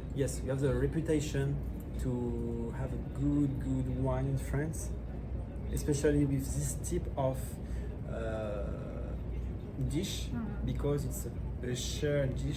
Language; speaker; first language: English; non-native, learner; French